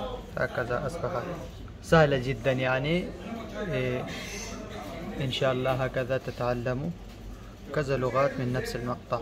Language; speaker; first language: Arabic; non-native, fluent; Pashto